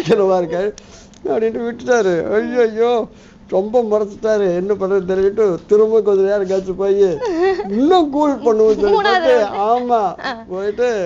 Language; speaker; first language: Tamil; native; Tamil